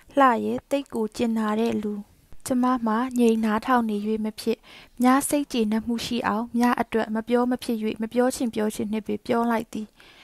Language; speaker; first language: Burmese; native; Burmese